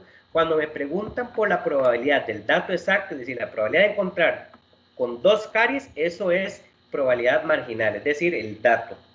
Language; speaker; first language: Spanish; native; Spanish